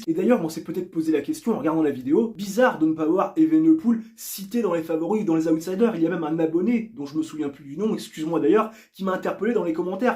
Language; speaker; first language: French; native; French